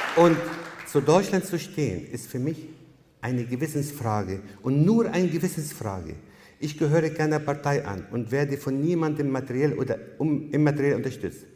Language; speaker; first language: German; non-native, fluent; Arabic